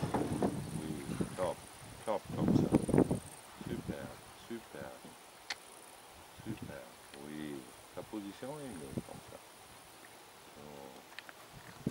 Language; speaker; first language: French; non-native, learner; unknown